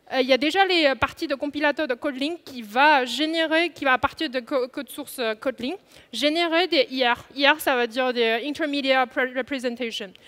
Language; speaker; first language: French; non-native, fluent; Chinese